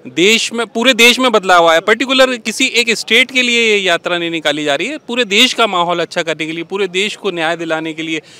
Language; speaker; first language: Hindi; native; Hindi